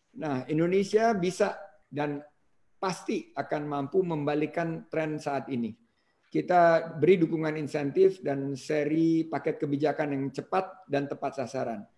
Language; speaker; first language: Indonesian; native; Indonesian